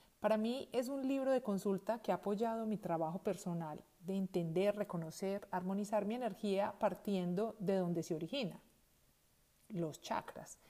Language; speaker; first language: Spanish; native; Spanish